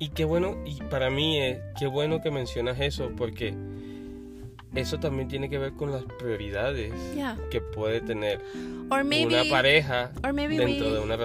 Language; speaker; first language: Spanish; native; Spanish